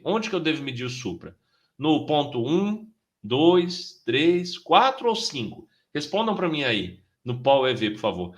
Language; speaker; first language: Portuguese; native; Portuguese